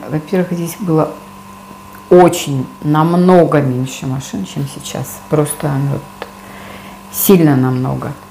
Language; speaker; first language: Russian; native; Russian